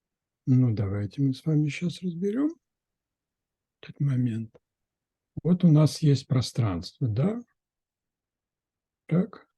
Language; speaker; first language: Russian; native; Russian